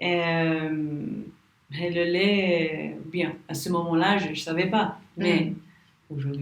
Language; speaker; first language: French; non-native, learner; English